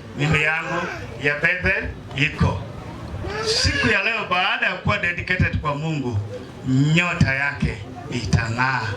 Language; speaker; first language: Swahili; non-native, local second language; Luyia